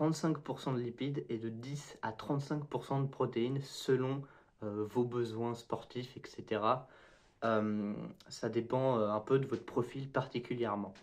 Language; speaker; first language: French; native; French